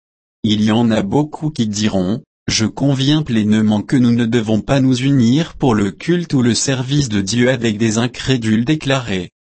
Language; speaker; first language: French; native; French